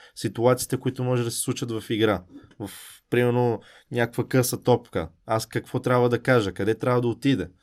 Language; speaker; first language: Bulgarian; early bilingual, heritage; Bulgarian